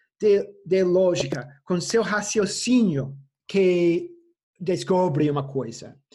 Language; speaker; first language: Portuguese; non-native, fluent; English